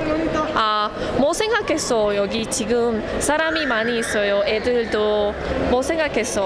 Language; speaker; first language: Korean; non-native, learner; Spanish